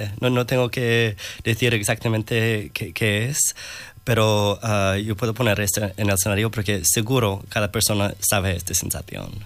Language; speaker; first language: Spanish; non-native, learner; English